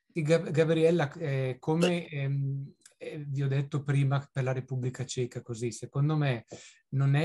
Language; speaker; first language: Italian; native; Italian